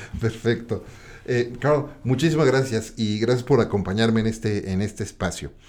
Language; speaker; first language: Spanish; native; Spanish